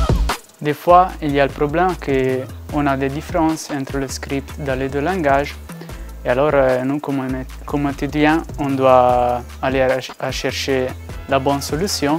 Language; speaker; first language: French; non-native, local second language; Italian